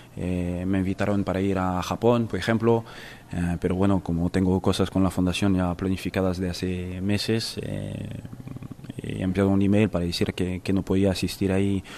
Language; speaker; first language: Spanish; non-native, fluent; French